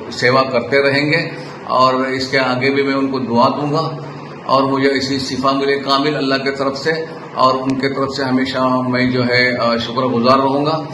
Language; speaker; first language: Urdu; non-native, local second language; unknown